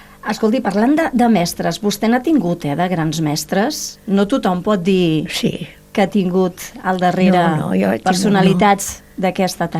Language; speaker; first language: Catalan; native; Catalan